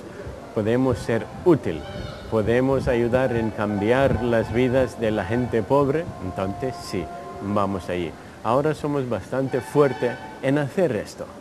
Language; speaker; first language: Spanish; early bilingual, heritage; Spanish